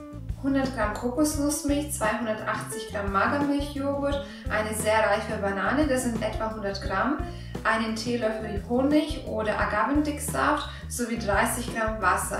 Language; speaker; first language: German; native; German